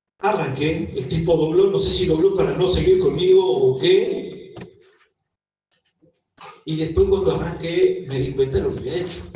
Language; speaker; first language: Spanish; native; Spanish